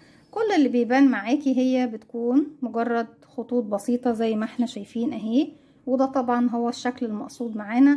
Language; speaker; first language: Arabic; native; Arabic